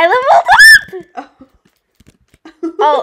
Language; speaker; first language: English; native; English